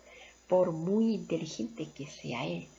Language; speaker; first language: Spanish; non-native, fluent; Korean